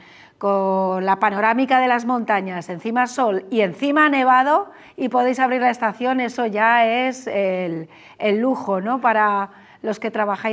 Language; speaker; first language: Spanish; native; Spanish